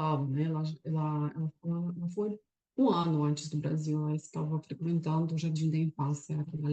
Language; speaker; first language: Portuguese; non-native, fluent; Russian